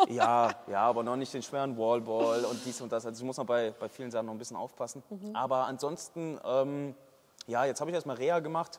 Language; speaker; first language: German; native; German